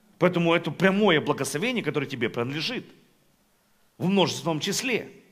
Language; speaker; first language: Russian; non-native, local second language; Ukrainian